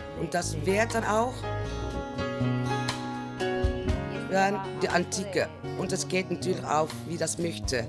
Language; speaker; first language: German; non-native, fluent; Spanish